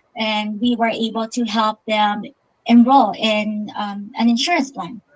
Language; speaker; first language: English; non-native, local second language; Filipino